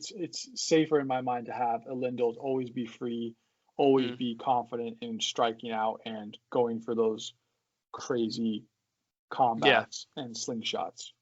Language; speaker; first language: English; native; English